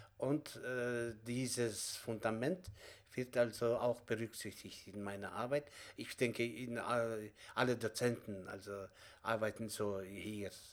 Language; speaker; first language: German; non-native, fluent; Kazakh